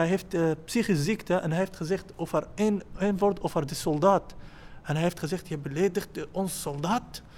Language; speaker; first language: Dutch; non-native, learner; Arabic